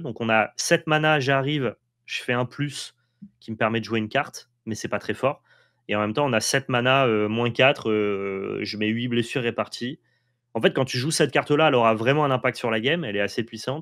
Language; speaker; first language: French; native; French